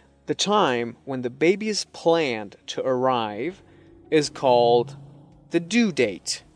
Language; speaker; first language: English; non-native, fluent; Persian